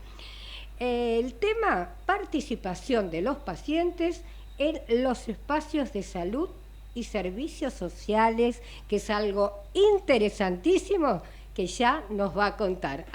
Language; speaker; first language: Spanish; native; Spanish